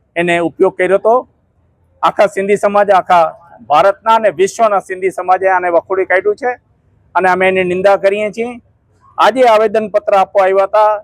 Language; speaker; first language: Gujarati; non-native, local second language; Sindhi